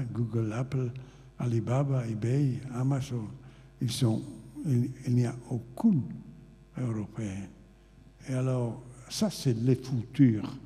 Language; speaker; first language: French; non-native, fluent; Italian